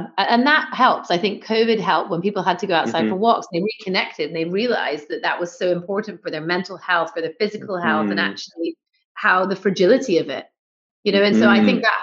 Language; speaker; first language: English; native; English